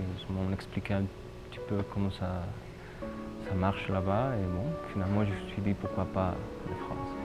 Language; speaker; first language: French; non-native, fluent; Spanish